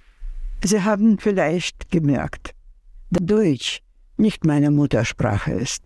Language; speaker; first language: German; non-native, fluent; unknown